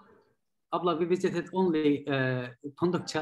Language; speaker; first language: English; non-native, fluent; Turkish